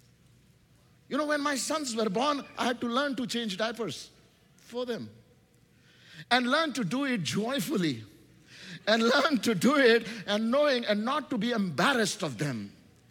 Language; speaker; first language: English; non-native, local second language; Hindi